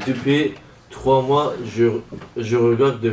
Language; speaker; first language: French; non-native, learner; Kurdish